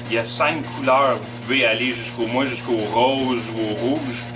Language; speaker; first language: French; native; French